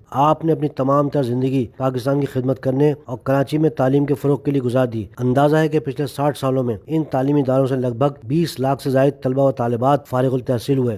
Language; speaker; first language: Urdu; native; Urdu